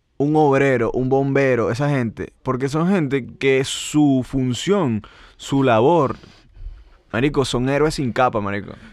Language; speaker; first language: Spanish; native; Spanish